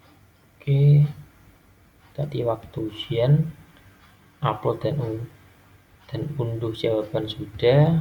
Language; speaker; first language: Indonesian; native; Indonesian